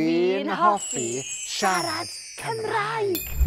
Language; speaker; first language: Welsh; native; Welsh